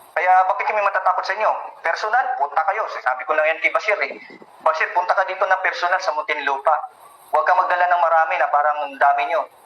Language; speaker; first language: Filipino; native; Filipino